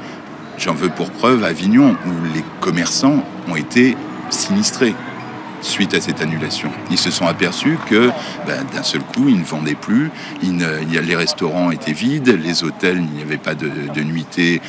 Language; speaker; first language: French; native; French